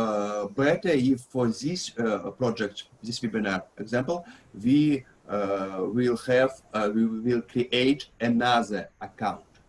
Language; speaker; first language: English; non-native, learner; Russian